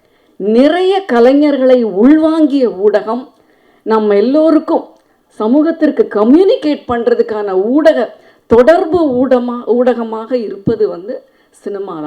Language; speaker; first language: Tamil; native; Tamil